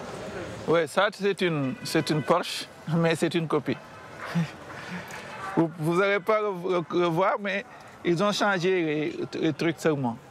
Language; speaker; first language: French; non-native, local second language; Wolof